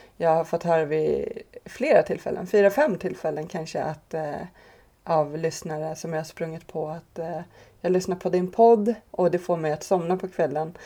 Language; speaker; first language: Swedish; native; Swedish